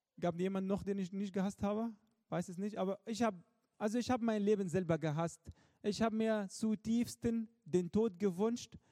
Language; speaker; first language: German; non-native, fluent; Arabic